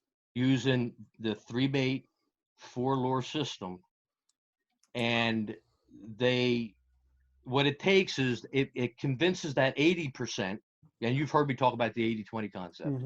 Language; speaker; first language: English; native; English